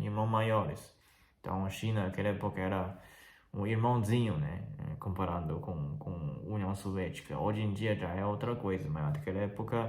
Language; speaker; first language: Portuguese; non-native, fluent; Chinese